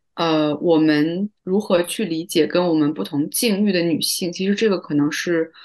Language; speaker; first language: Chinese; native; Chinese